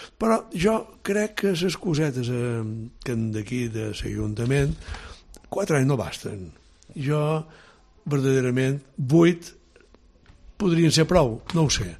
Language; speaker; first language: Catalan; native; Catalan